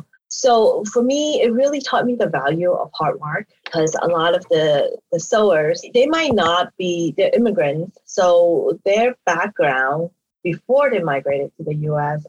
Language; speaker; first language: English; native; English